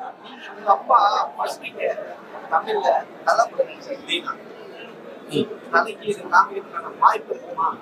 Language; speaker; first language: Tamil; native; Tamil